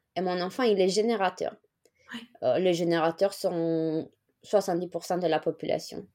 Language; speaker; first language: French; non-native, fluent; Romanian